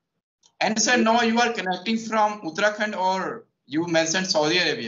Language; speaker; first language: English; non-native, local second language; Hindi